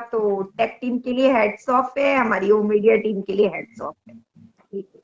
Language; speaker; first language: Hindi; native; Hindi